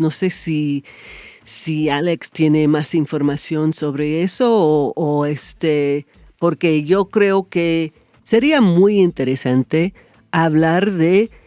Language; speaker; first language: Spanish; non-native, fluent; English